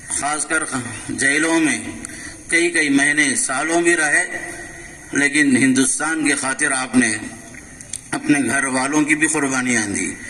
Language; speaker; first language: Urdu; native; Urdu